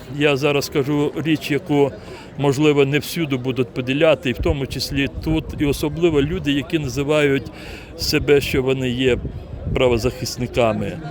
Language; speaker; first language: Ukrainian; non-native, local second language; Crimean Tatar